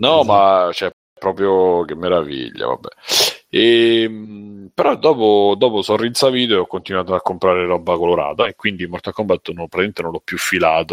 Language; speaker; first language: Italian; native; Italian